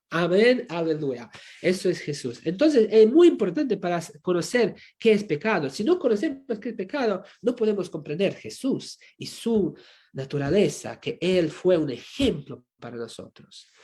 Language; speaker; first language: Spanish; non-native, fluent; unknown